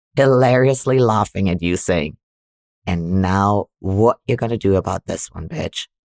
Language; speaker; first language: English; non-native, fluent; German